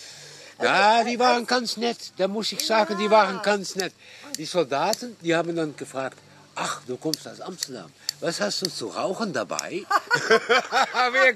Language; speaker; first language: German; non-native, fluent; Dutch